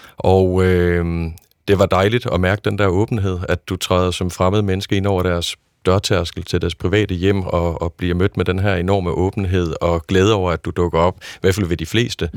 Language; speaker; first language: Danish; native; Danish